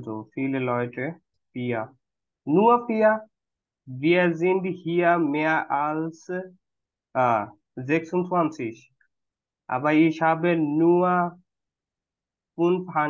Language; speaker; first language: German; non-native, fluent; Bangla